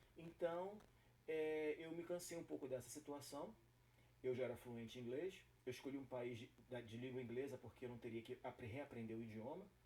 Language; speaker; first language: Portuguese; native; Portuguese